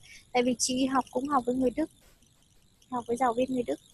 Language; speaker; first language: Vietnamese; native; Vietnamese